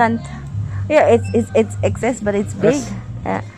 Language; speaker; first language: English; non-native, local second language; Filipino